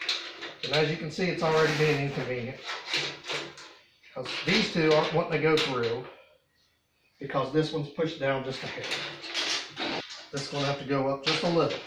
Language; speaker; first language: English; native; English